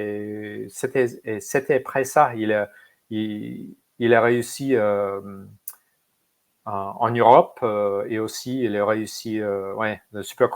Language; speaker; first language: French; non-native, fluent; English